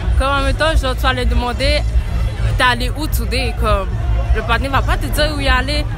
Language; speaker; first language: French; early bilingual, other home language; Haitian Creole